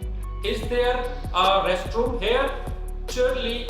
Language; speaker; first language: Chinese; non-native, learner; Urdu